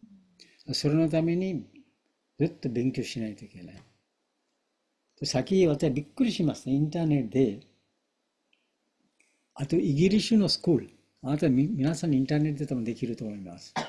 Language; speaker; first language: Japanese; non-native, fluent; Bangla